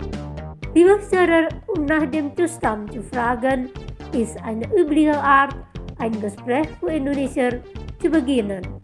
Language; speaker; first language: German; non-native, fluent; Indonesian